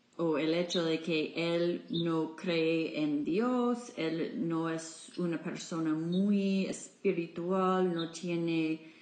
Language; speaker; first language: Spanish; non-native, fluent; English